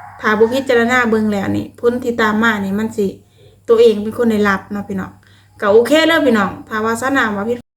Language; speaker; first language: Thai; non-native, local second language; Lao